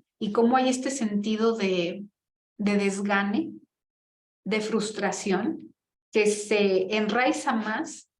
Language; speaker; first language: Spanish; native; Spanish